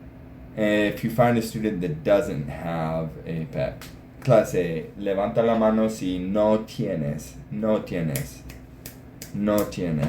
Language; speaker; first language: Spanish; non-native, fluent; English